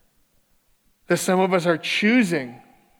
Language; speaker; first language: English; native; English